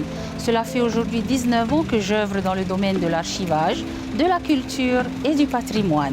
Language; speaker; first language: French; native; French